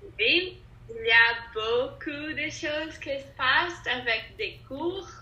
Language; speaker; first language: French; non-native, learner; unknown